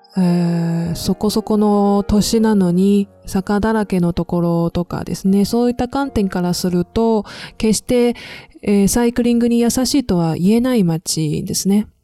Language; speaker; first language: Japanese; non-native, fluent; Chinese